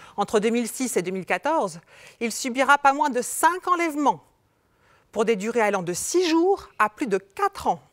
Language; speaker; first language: French; native; French